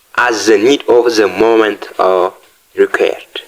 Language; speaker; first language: English; non-native, local second language; Amharic